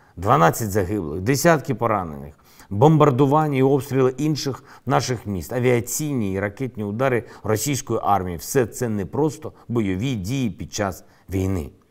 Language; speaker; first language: Ukrainian; non-native, local second language; Russian